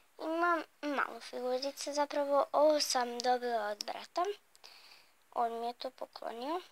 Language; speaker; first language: Bosnian; early bilingual, heritage; Bosnian